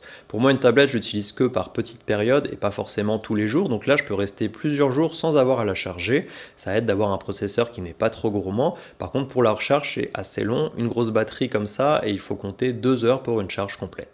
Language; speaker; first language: French; native; French